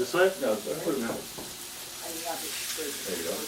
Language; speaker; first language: English; native; English